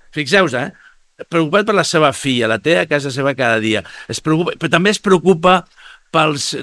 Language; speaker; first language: Catalan; non-native, fluent; Spanish